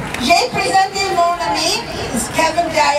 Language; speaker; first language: French; non-native, learner; English